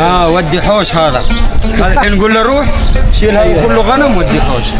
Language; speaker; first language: Arabic; non-native, learner; Hindi